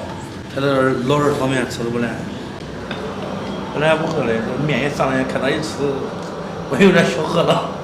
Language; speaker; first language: Chinese; native; Chinese